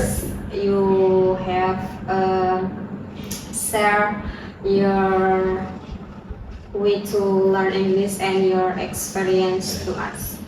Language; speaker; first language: English; non-native, learner; Indonesian